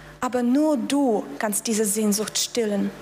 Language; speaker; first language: German; non-native, fluent; Russian